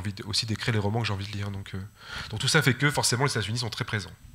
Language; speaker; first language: French; native; French